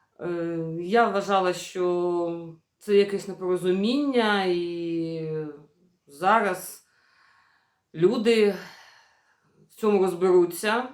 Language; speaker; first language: Ukrainian; non-native, local second language; Russian